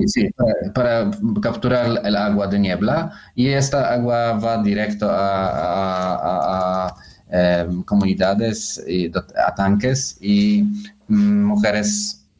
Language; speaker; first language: Spanish; non-native, learner; Polish